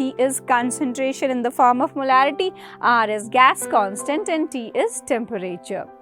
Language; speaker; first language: English; non-native, local second language; Hindi